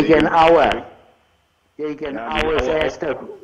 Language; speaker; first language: German; non-native, fluent; English